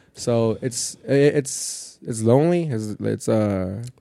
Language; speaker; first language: English; early bilingual, other home language; Spanish